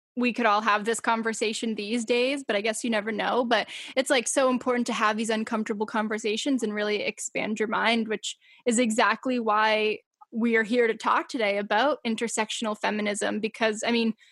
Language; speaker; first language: English; native; English